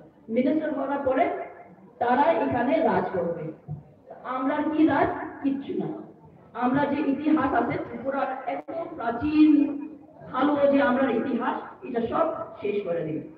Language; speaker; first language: Bangla; non-native, local second language; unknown